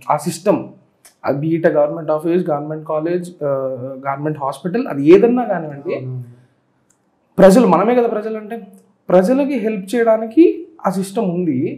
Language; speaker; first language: Telugu; native; Telugu